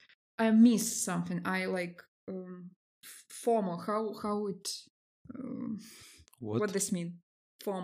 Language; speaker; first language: English; non-native, fluent; Russian